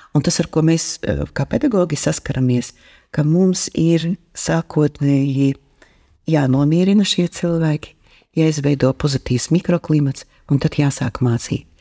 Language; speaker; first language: Latvian; native; Latvian